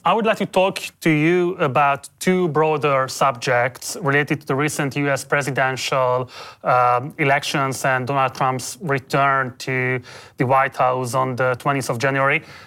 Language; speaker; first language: English; non-native, fluent; Hungarian